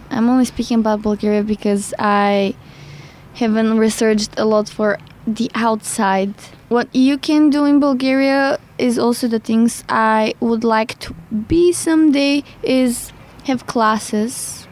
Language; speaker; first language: English; non-native, fluent; Bulgarian